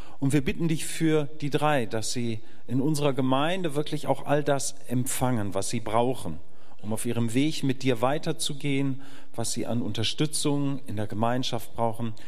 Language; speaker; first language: German; native; German